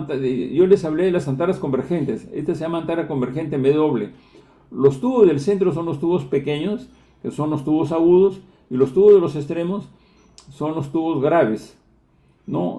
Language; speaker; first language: Spanish; native; Spanish